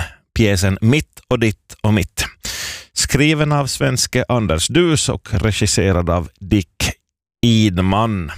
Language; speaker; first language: Swedish; native; Swedish